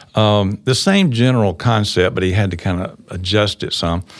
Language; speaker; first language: English; native; English